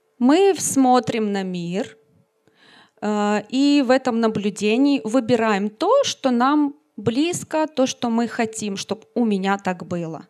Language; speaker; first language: Czech; non-native, learner; Russian